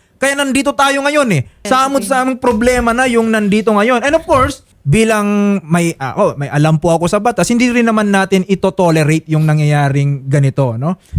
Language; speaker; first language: Filipino; native; Filipino